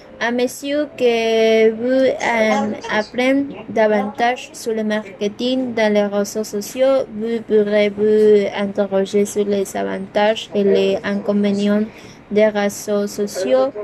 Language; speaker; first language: French; non-native, learner; Spanish